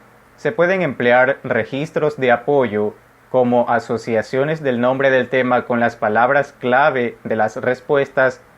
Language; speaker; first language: Spanish; native; Spanish